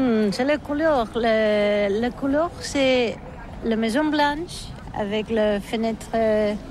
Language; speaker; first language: French; non-native, learner; Catalan